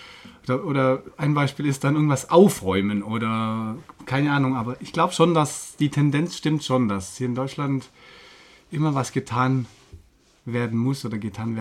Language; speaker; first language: German; native; German